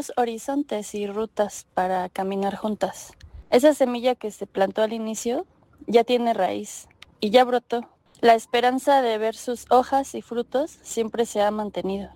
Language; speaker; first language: Spanish; native; Spanish